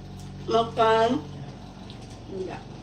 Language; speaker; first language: Indonesian; native; Indonesian